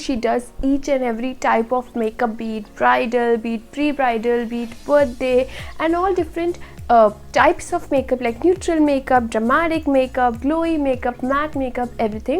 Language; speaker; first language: English; non-native, local second language; Hindi